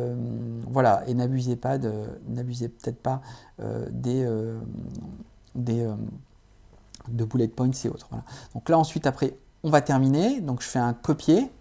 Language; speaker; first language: French; native; French